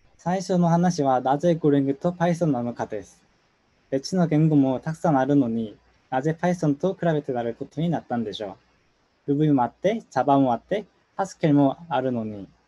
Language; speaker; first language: Japanese; non-native, learner; Korean